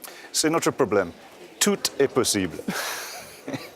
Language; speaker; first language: French; non-native, fluent; English